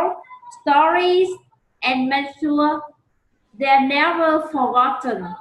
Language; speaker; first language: English; non-native, learner; Vietnamese